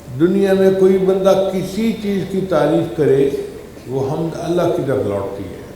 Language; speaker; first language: Urdu; non-native, local second language; Punjabi